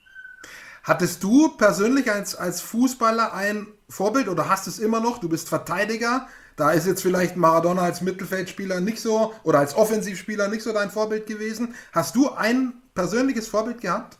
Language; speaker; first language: German; native; German